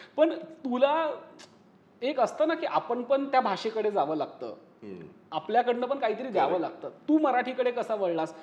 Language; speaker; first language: Marathi; native; Marathi